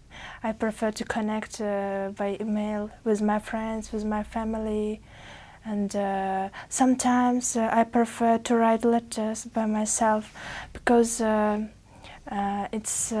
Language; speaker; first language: English; non-native, fluent; Uzbek